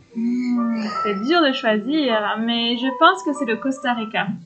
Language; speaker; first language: French; native; French